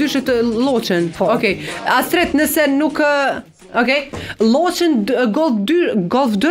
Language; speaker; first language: Albanian; native; Albanian